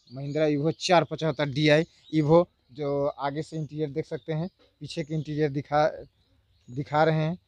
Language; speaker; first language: Hindi; native; Hindi